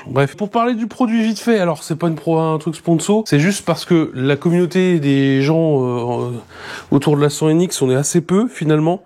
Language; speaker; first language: French; native; French